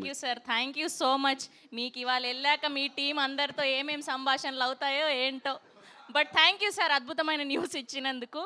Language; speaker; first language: Telugu; native; Telugu